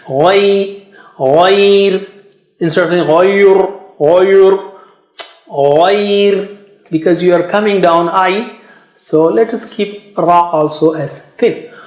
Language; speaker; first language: English; non-native, fluent; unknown